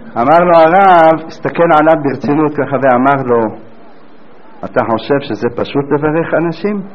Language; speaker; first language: Hebrew; native; Hebrew